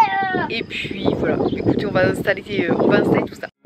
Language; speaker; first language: French; native; French